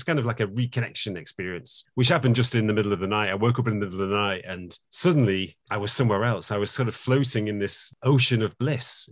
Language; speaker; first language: English; native; English